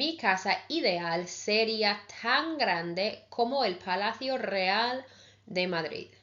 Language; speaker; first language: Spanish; non-native, fluent; English